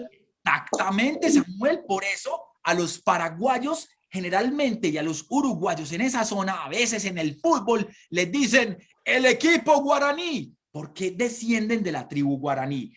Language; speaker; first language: Spanish; native; Spanish